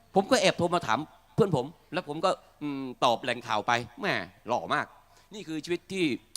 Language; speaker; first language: Thai; native; Thai